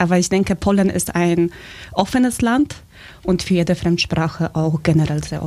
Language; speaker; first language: German; early bilingual, other home language; Polish